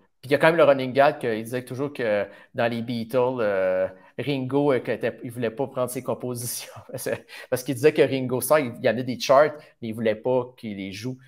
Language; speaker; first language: French; native; French